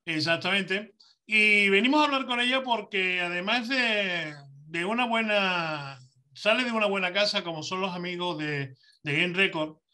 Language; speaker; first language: Spanish; native; Spanish